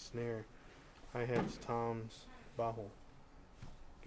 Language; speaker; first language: Spanish; early bilingual, heritage; Spanish